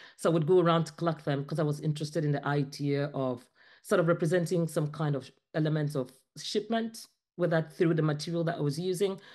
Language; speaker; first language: English; non-native, local second language; Ibibio